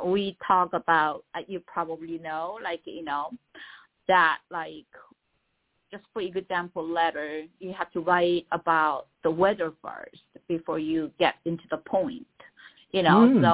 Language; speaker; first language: English; non-native, fluent; Korean